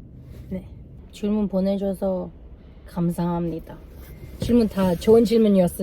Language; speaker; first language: Korean; non-native, learner; English